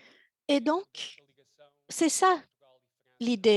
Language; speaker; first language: French; non-native, fluent; Portuguese